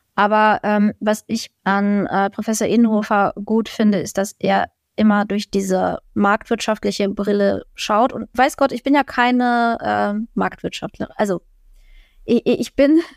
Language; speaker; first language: German; non-native, fluent; Ukrainian